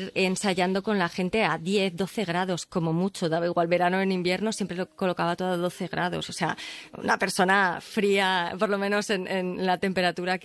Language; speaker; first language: Spanish; native; Spanish